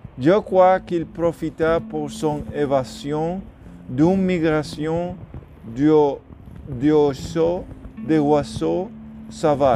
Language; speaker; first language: French; non-native, learner; Spanish